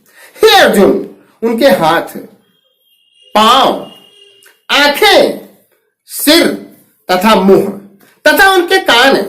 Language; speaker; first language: Hindi; native; Hindi